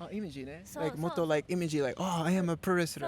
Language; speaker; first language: Japanese; non-native, learner; English